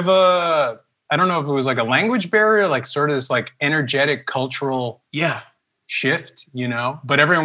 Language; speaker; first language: English; early bilingual, other home language; Spanish